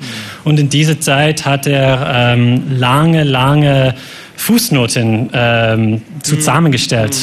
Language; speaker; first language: German; non-native, fluent; English